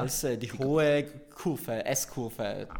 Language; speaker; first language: German; native; German